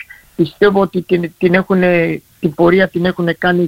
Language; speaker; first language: Greek; early bilingual, heritage; Greek